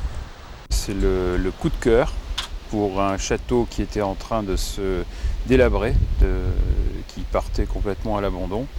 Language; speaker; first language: French; native; French